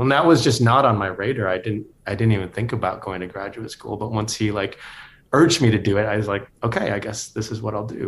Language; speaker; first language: English; native; English